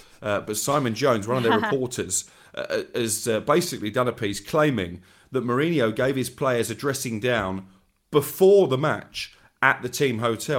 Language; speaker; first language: English; native; English